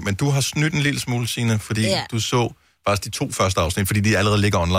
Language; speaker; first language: Danish; native; Danish